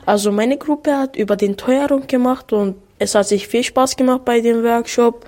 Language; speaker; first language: German; early bilingual, other home language; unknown